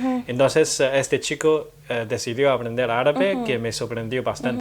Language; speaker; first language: Spanish; non-native, fluent; Chinese